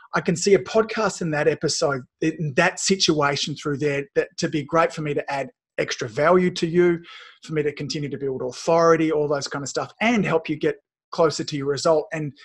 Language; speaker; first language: English; native; English